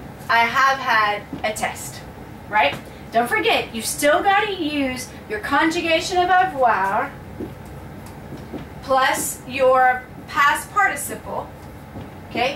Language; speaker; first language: English; native; English